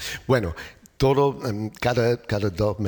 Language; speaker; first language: Spanish; non-native, learner; English